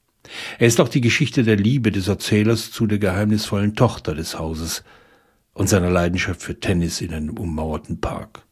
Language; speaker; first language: German; native; German